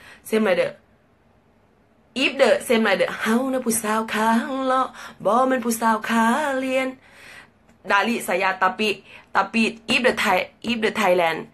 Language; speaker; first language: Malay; non-native, learner; Thai